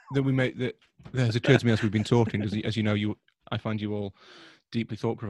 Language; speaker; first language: English; native; English